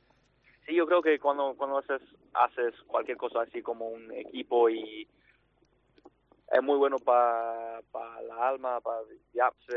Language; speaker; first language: Spanish; non-native, fluent; English